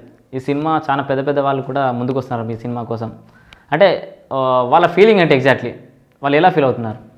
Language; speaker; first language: Telugu; native; Telugu